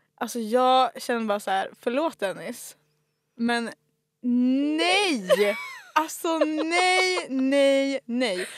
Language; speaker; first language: Swedish; native; Swedish